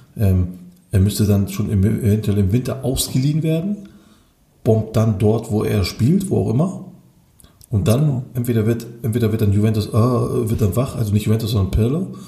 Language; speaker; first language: German; early bilingual, other home language; Turkish